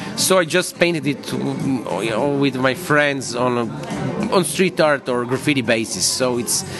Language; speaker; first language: English; non-native, fluent; Croatian